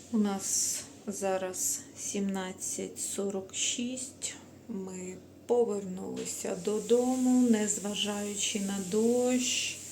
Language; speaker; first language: Ukrainian; native; Ukrainian